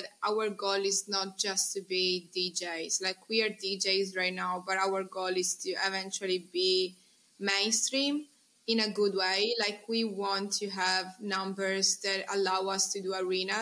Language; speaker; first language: English; non-native, fluent; Italian